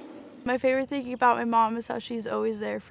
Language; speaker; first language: English; native; English